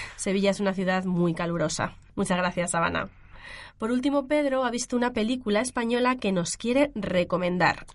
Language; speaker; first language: Spanish; native; Spanish